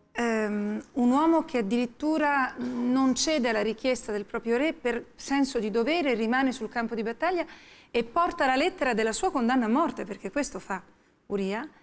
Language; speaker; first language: Italian; native; Italian